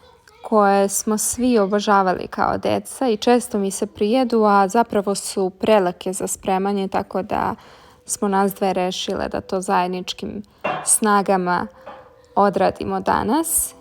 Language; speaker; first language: Bosnian; native; Bosnian